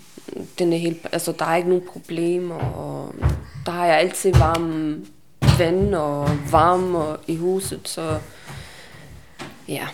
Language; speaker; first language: Danish; non-native, learner; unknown